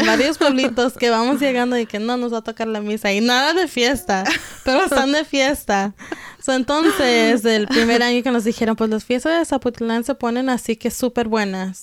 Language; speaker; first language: Spanish; early bilingual, heritage; Spanish